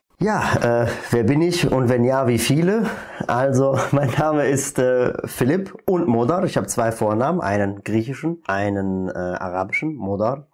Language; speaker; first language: German; native; German